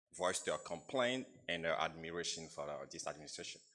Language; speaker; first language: English; non-native, fluent; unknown